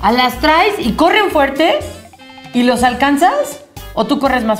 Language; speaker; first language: Spanish; native; Spanish